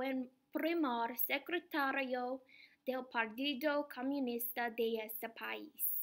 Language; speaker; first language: Spanish; non-native, learner; English